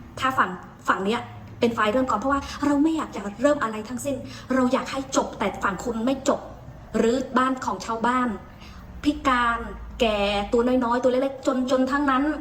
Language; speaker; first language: Thai; non-native, fluent; Khmer